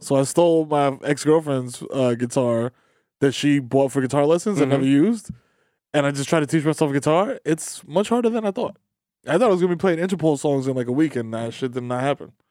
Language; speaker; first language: English; early bilingual, other home language; Spanish